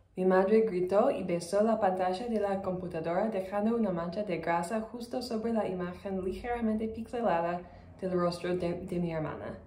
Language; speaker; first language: Spanish; non-native, fluent; English